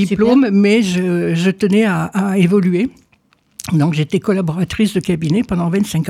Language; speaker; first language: French; native; French